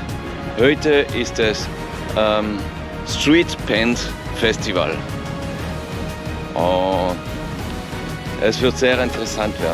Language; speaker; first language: German; non-native, fluent; French